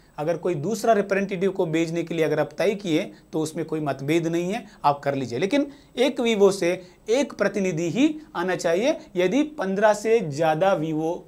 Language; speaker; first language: Hindi; non-native, local second language; Telugu